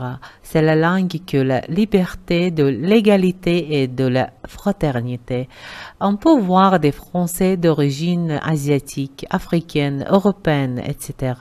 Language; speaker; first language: French; non-native, fluent; Uzbek